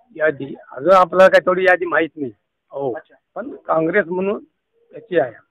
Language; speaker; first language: Marathi; native; Marathi